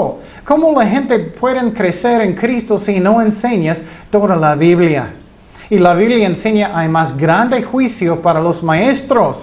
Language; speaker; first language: Spanish; non-native, fluent; English